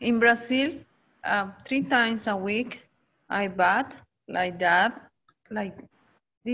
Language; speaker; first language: English; non-native, learner; Spanish